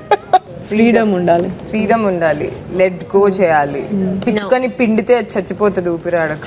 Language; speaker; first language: Telugu; native; Telugu